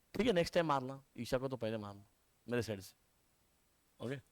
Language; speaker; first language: Hindi; non-native, local second language; Marathi